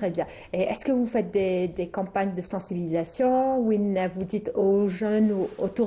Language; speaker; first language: French; non-native, local second language; Arabic